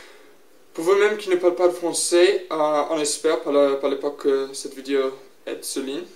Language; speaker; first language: French; non-native, learner; English